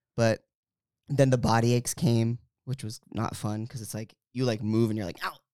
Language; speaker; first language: English; early bilingual, other home language; Filipino